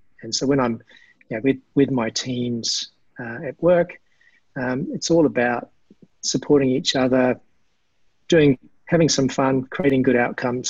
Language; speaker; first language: English; native; English